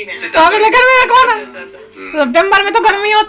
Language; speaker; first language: Hindi; native; Hindi